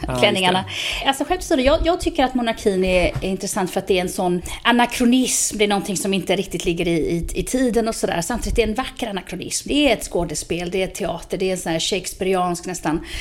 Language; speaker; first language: Swedish; native; Swedish